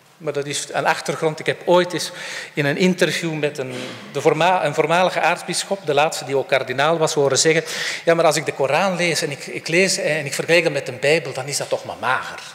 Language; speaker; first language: Dutch; native; Dutch